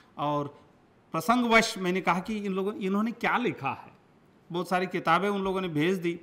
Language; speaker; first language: Hindi; non-native, local second language; Kannada